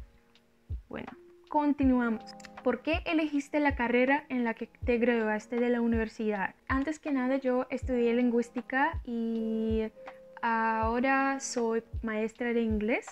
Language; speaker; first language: Spanish; non-native, learner; Russian